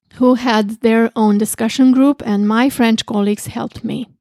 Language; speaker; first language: English; non-native, fluent; Romanian